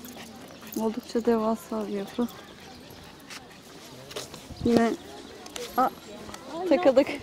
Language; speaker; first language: Turkish; native; Turkish